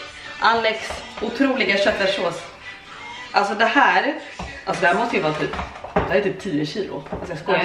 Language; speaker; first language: Swedish; native; Swedish